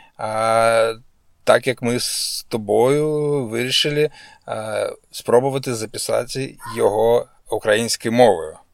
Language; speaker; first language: Ukrainian; non-native, local second language; Russian